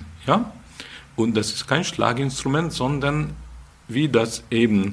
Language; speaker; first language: German; non-native, fluent; Hungarian